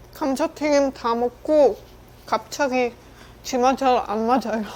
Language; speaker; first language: Korean; non-native, learner; Czech